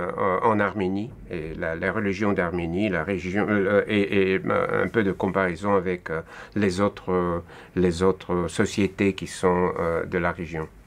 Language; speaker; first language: French; non-native, fluent; Russian